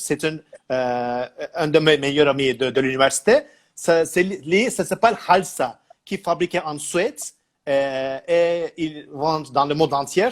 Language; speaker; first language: French; non-native, learner; Turkish